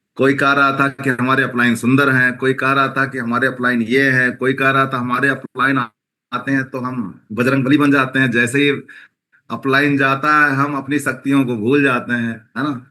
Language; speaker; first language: Hindi; native; Hindi